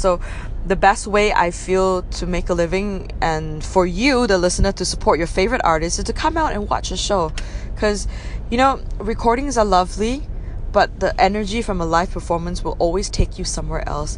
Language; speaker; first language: English; non-native, local second language; Min Nan Chinese